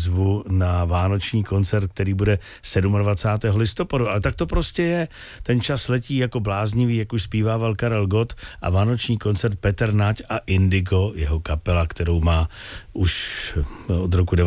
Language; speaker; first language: Czech; native; Czech